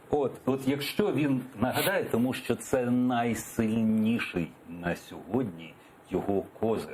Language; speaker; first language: Ukrainian; early bilingual, heritage; English